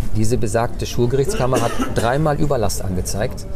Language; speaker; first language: German; early bilingual, other home language; Turkish